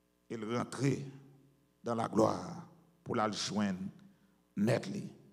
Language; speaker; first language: French; native; French